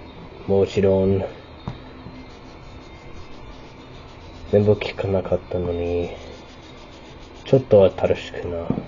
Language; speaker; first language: Japanese; non-native, learner; English